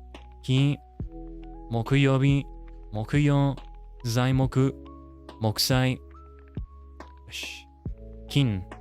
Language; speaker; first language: Japanese; non-native, learner; English